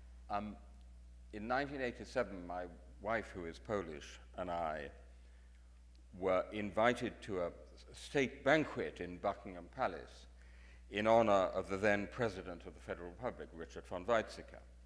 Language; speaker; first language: English; native; English